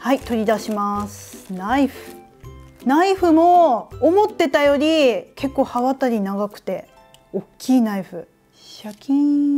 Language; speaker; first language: Japanese; native; Japanese